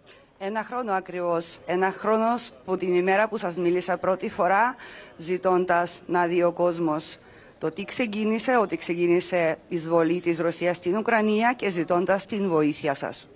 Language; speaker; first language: Greek; non-native, fluent; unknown